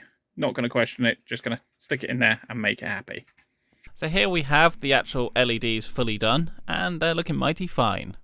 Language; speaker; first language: English; native; English